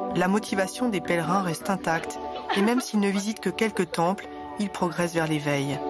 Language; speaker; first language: French; native; French